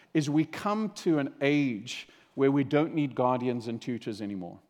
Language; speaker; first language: English; native; English